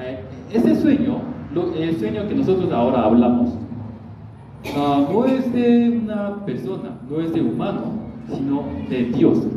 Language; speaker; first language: Spanish; non-native, learner; Korean